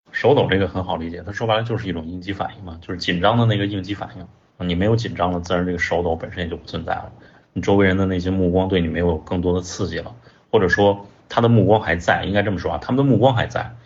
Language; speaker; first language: Chinese; native; Chinese